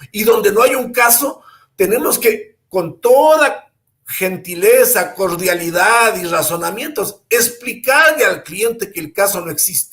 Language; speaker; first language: Spanish; native; Spanish